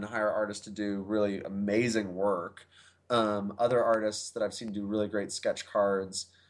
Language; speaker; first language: English; native; English